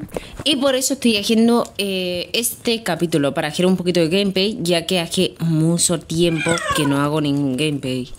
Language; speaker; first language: Spanish; native; Spanish